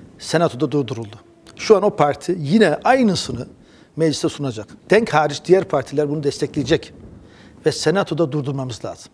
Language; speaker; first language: Turkish; early bilingual, heritage; Turkish